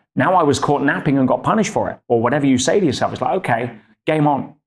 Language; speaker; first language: English; native; English